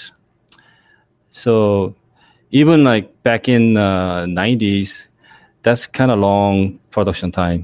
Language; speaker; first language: English; non-native, fluent; Korean